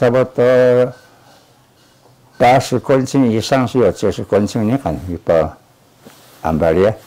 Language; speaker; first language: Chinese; non-native, local second language; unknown